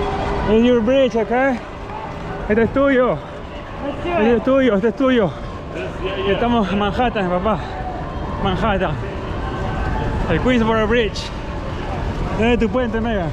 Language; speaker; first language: Spanish; native; Spanish